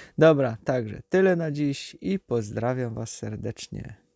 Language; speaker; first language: Polish; native; Polish